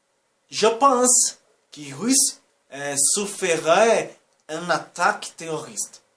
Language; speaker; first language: French; non-native, learner; Portuguese